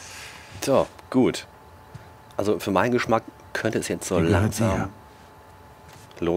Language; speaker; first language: German; native; German